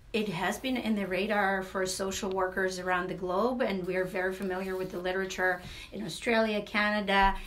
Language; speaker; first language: English; non-native, fluent; Latvian